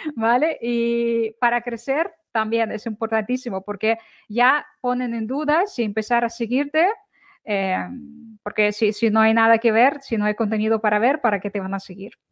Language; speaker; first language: Spanish; non-native, fluent; Ukrainian